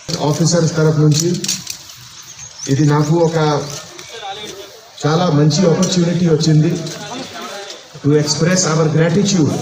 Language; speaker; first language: Telugu; non-native, fluent; Hindi